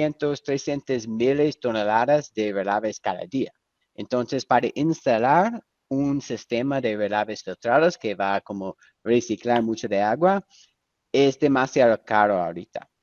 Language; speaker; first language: Spanish; non-native, fluent; English